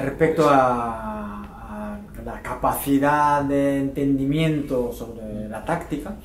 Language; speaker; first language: Spanish; non-native, fluent; Japanese